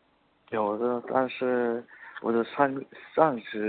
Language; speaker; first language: Chinese; non-native, learner; Korean